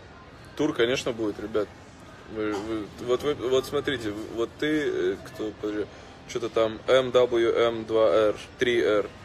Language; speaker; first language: Russian; native; Russian